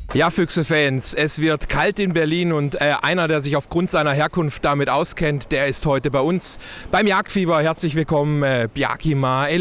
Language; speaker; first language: German; native; German